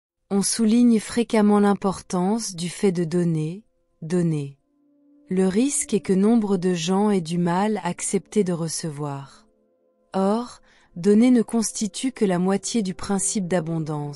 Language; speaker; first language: French; native; French